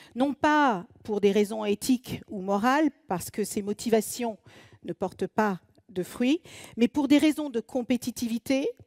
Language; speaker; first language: French; native; French